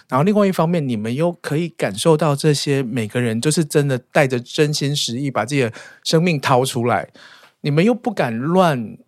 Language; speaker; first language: Chinese; native; Chinese